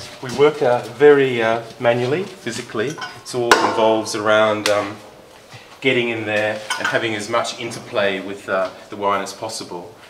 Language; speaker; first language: English; native; English